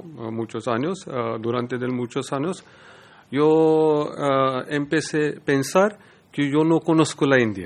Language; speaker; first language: Spanish; non-native, learner; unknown